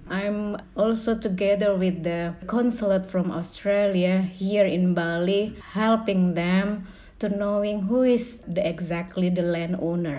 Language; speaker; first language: English; non-native, learner; Indonesian